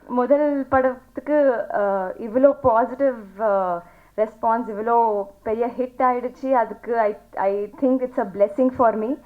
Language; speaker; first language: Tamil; non-native, learner; Telugu